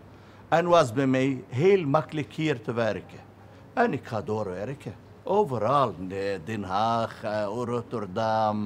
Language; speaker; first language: Dutch; non-native, learner; Arabic